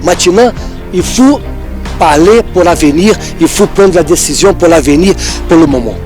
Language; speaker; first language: French; non-native, fluent; Portuguese